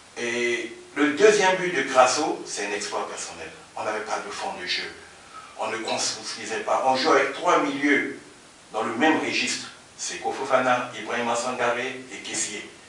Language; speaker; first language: French; native; French